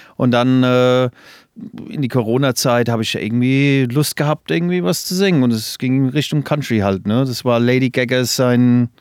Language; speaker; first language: German; non-native, fluent; English